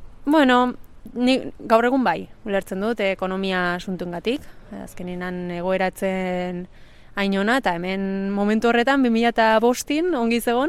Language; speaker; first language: Basque; early bilingual, other home language; Spanish